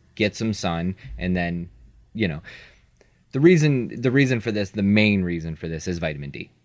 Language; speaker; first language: English; native; English